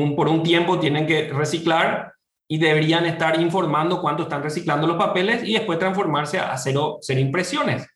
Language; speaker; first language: Spanish; native; Spanish